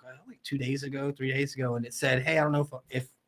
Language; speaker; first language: English; native; English